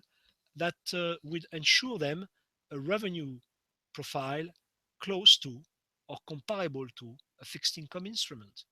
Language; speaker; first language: English; non-native, fluent; French